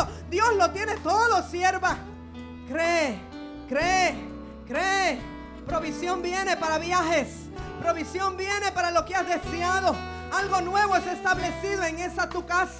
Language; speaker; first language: Spanish; native; Spanish